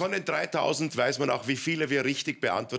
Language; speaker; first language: German; native; German